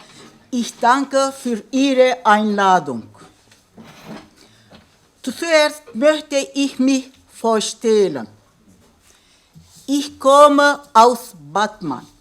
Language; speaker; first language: German; non-native, fluent; Kurdish